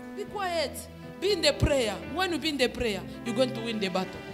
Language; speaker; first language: English; non-native, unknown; Lingala